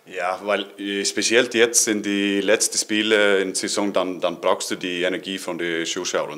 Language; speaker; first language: German; non-native, learner; Icelandic